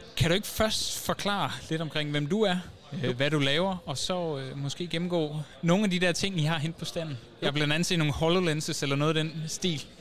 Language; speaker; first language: Danish; native; Danish